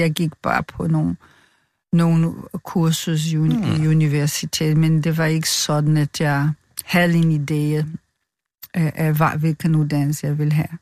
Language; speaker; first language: Danish; non-native, fluent; Portuguese